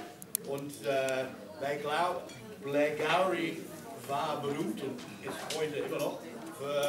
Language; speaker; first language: German; non-native, fluent; English